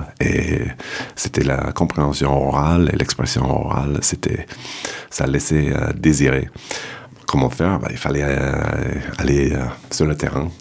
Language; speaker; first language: French; non-native, fluent; English